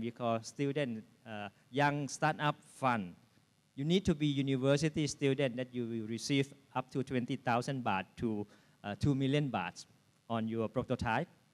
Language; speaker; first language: English; non-native, fluent; Thai